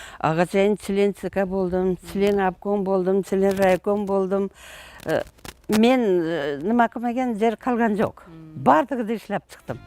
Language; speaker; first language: Kyrgyz; non-native, local second language; Uzbek